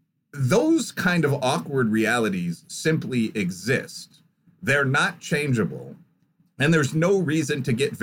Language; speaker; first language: English; native; English